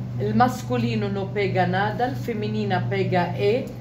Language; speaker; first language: Portuguese; non-native, fluent; Arabic